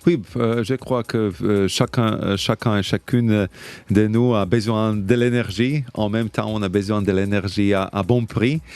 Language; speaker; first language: French; non-native, fluent; Slovak